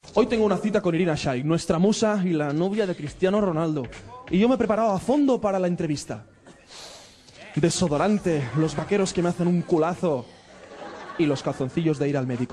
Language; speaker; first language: Spanish; native; Spanish